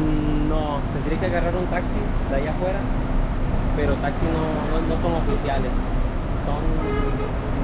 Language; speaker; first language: Spanish; native; Spanish